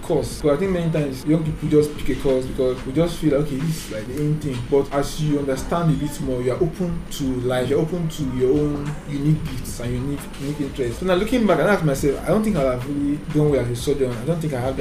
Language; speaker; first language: English; non-native, local second language; Yoruba